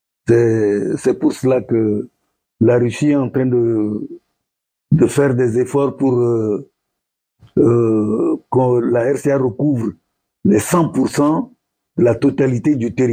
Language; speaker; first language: French; non-native, local second language; Sango